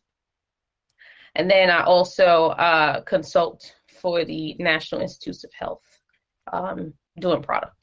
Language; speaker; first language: English; native; English